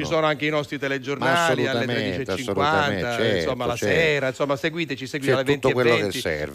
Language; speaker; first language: Italian; native; Italian